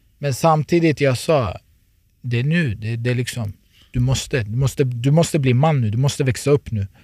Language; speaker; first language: Swedish; early bilingual, other home language; Turoyo